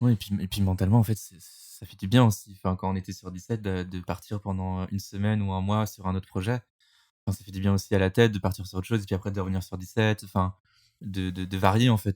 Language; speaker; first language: French; native; French